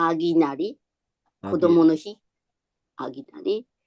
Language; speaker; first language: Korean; non-native, learner; Japanese